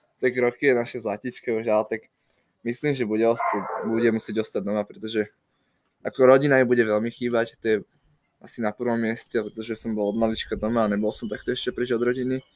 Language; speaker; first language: Slovak; native; Slovak